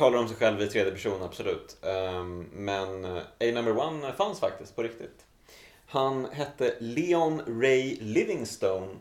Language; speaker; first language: Swedish; native; Swedish